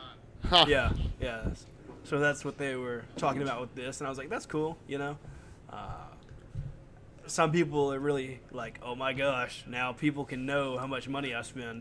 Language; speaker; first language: English; native; English